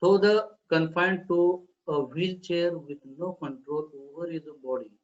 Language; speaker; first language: English; non-native, local second language; Marathi